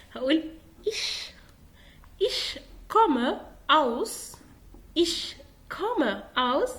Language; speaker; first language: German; non-native, fluent; Arabic